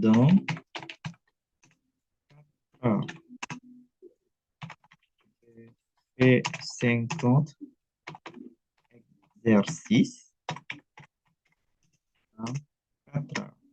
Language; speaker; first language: French; non-native, fluent; Indonesian